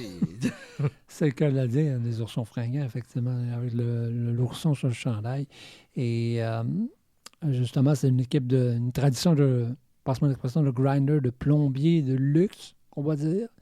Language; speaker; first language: French; native; French